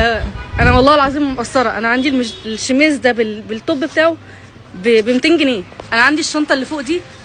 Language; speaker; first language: Arabic; native; Arabic